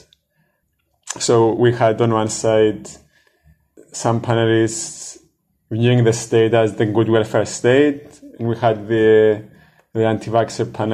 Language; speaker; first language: English; non-native, fluent; Greek